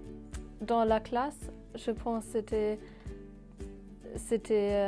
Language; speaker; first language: French; non-native, fluent; German